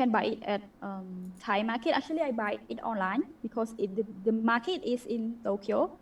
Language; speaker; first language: English; non-native, learner; Khmer